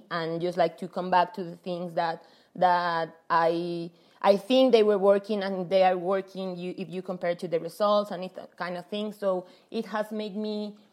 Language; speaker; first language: English; non-native, fluent; Spanish